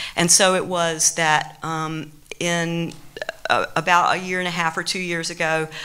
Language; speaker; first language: English; native; English